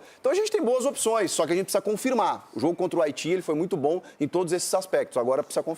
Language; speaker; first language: Portuguese; native; Portuguese